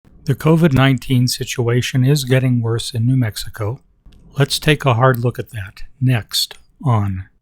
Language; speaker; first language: English; native; English